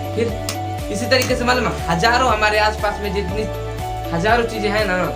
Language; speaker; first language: Hindi; native; Hindi